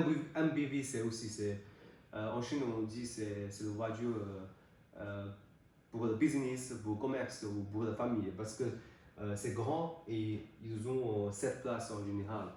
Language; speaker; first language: French; non-native, learner; Chinese